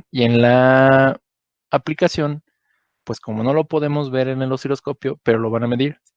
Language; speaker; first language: Spanish; native; Spanish